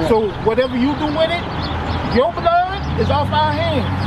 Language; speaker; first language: English; native; English